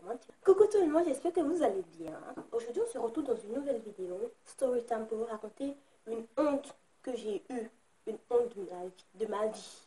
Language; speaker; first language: French; native; French